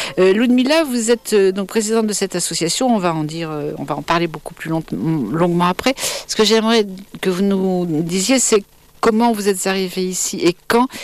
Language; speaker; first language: French; native; French